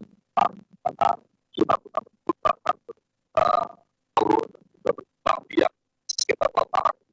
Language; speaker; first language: Indonesian; native; Indonesian